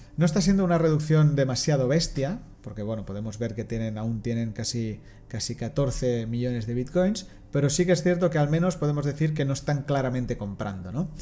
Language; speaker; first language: Spanish; non-native, local second language; Catalan